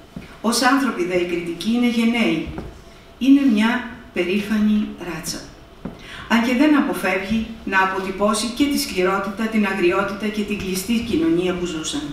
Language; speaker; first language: Greek; native; Greek